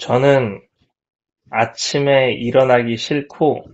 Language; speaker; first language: Korean; non-native, fluent; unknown